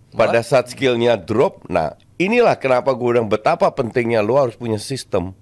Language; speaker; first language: Indonesian; native; Indonesian